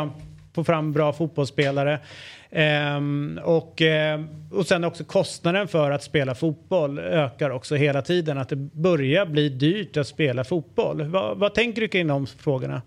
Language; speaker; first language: Swedish; native; Swedish